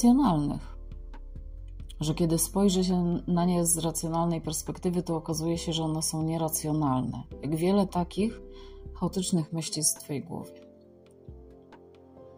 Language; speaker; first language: Polish; native; Polish